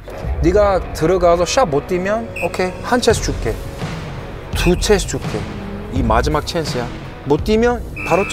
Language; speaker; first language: Korean; non-native, learner; English